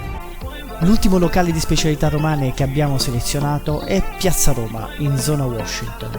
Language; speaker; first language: Italian; native; Italian